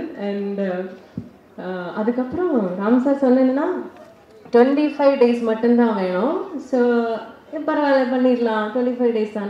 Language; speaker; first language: Tamil; non-native, learner; Malayalam